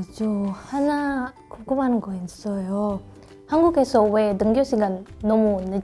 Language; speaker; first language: Korean; non-native, learner; Indonesian